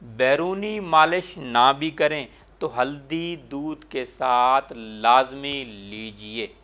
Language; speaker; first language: Urdu; non-native, local second language; Saraiki